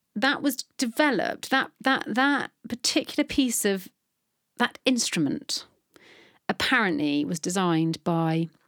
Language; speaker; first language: English; native; English